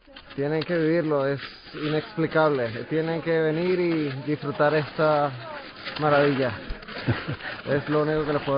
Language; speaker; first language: Spanish; native; Spanish